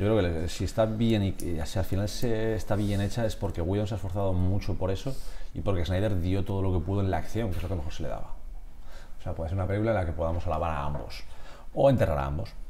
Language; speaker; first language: Spanish; native; Spanish